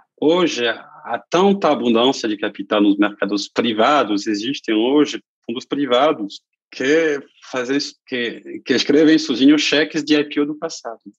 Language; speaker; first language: Portuguese; non-native, fluent; French